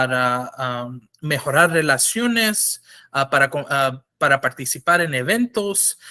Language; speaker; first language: Spanish; non-native, fluent; English